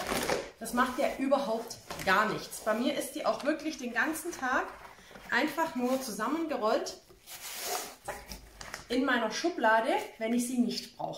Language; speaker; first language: German; native; German